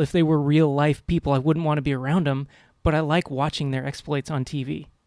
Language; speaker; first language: English; native; English